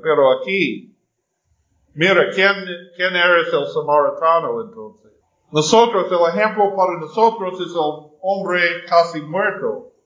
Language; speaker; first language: Spanish; non-native, fluent; English